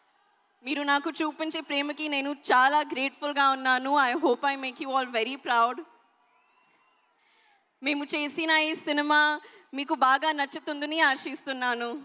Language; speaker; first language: Telugu; non-native, learner; Hindi